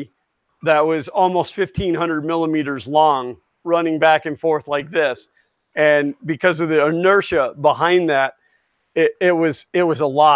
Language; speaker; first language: English; native; English